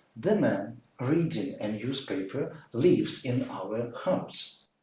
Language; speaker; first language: English; non-native, fluent; Ukrainian